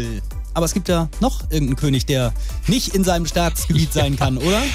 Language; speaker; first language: German; native; German